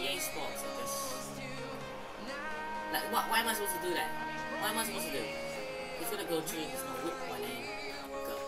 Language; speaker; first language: English; native; English